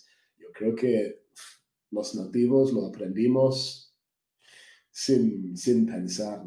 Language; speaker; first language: Spanish; non-native, fluent; English